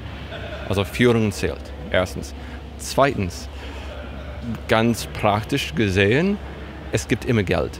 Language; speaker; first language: German; non-native, fluent; English